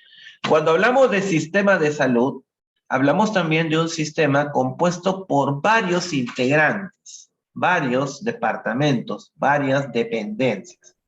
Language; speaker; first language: Spanish; native; Spanish